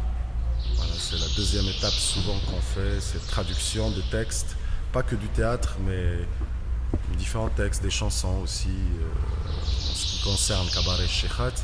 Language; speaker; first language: French; non-native, local second language; Arabic